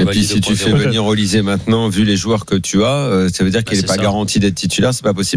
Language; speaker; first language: French; native; French